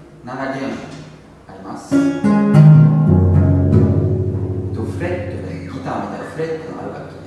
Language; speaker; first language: Japanese; non-native, learner; French